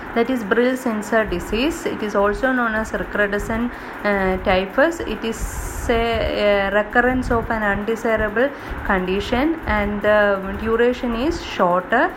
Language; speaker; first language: English; non-native, local second language; Malayalam